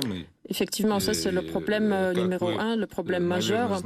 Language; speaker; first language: French; non-native, fluent; Russian